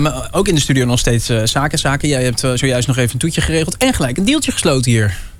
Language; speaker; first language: Dutch; native; Dutch